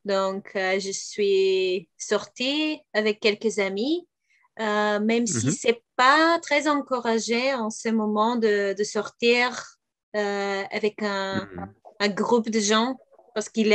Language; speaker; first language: French; non-native, fluent; Bulgarian